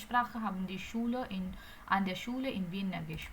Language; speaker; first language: German; non-native, fluent; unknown